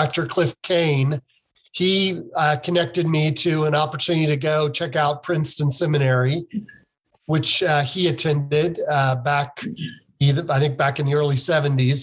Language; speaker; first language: English; native; English